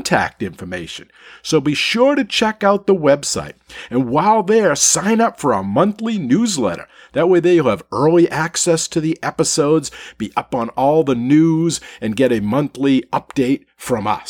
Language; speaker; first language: English; native; English